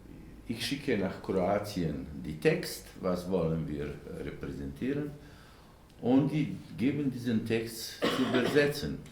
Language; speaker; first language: German; non-native, learner; Slovenian